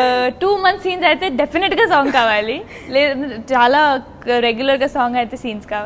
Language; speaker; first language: Telugu; non-native, learner; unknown